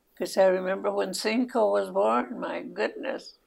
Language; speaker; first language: English; early bilingual, other home language; Spanish